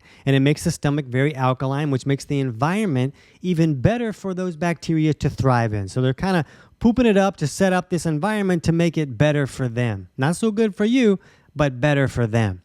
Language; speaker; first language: English; native; English